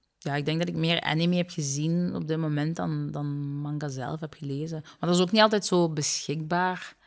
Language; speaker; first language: Dutch; early bilingual, other home language; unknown